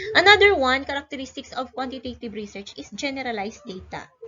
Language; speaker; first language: English; non-native, local second language; Filipino